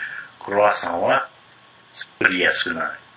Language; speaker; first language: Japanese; non-native, fluent; English